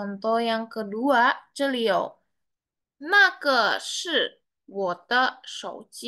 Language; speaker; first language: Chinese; non-native, fluent; Indonesian